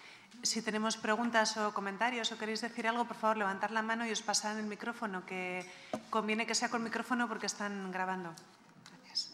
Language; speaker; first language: Spanish; native; Spanish